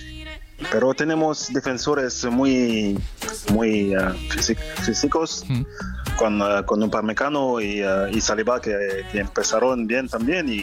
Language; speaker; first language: Spanish; non-native, fluent; French